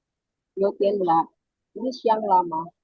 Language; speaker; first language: Chinese; non-native, learner; Indonesian